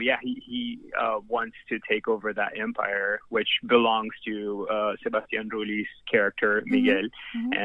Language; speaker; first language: English; non-native, fluent; Portuguese